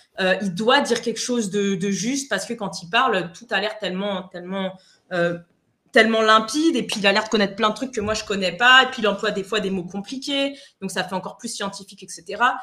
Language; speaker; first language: French; non-native, fluent; Spanish